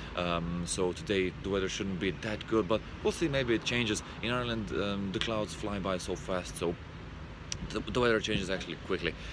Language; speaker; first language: English; non-native, fluent; Croatian